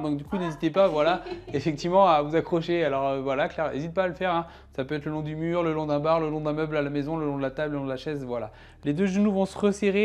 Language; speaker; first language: French; native; French